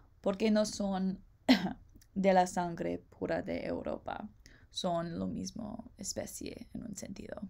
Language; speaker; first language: Spanish; non-native, learner; English